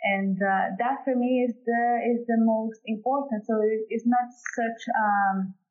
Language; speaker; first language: English; non-native, fluent; Portuguese